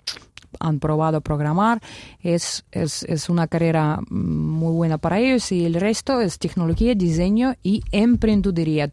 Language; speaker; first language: Spanish; non-native, fluent; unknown